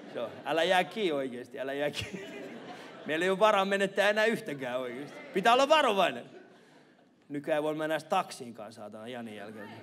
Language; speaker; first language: Finnish; early bilingual, other home language; Persian